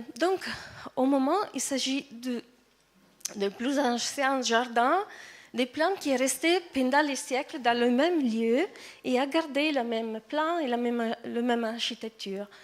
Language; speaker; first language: French; non-native, fluent; Italian